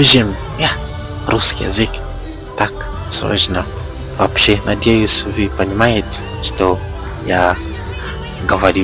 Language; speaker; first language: Russian; non-native, learner; Bemba